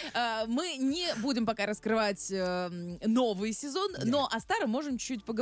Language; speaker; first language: Russian; native; Russian